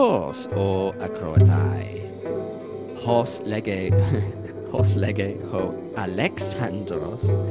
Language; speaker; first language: Greek; non-native, learner; English